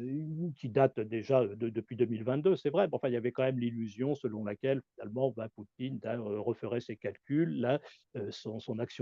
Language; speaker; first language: French; native; French